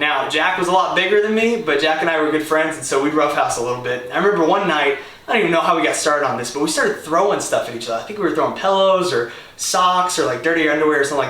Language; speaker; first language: English; native; English